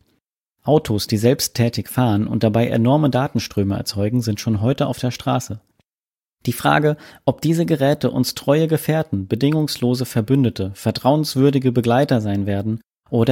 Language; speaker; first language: German; native; German